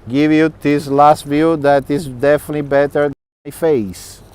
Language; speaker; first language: English; non-native, fluent; Italian